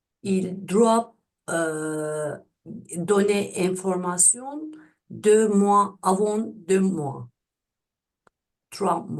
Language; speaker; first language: French; non-native, learner; Turkish